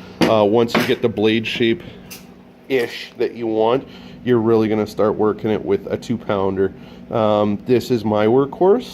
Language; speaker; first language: English; native; English